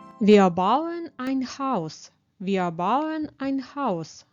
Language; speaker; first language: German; non-native, fluent; Ukrainian